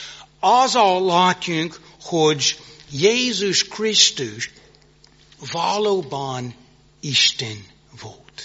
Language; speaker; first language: Hungarian; non-native, fluent; English